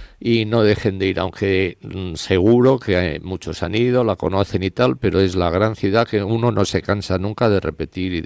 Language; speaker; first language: Spanish; native; Spanish